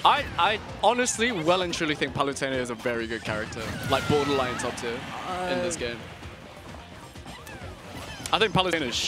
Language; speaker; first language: English; native; English